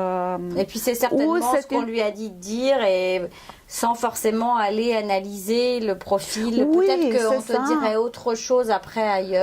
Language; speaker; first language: French; native; French